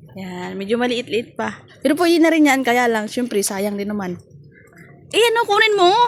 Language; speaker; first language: Filipino; native; Filipino